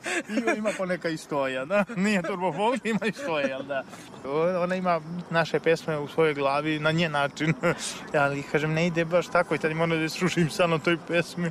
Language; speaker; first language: Serbian; native; Serbian